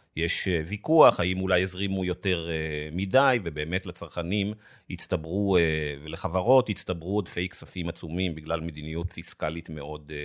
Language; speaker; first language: Hebrew; native; Hebrew